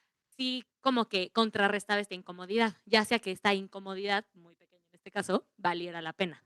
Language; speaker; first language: Spanish; native; Spanish